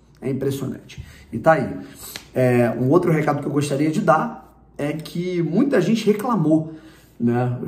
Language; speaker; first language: Portuguese; native; Portuguese